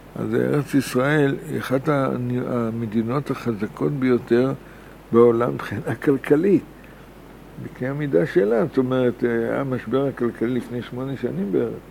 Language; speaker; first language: Hebrew; native; Hebrew